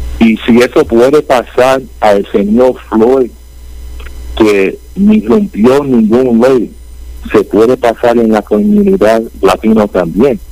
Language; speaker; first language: Spanish; early bilingual, heritage; Spanish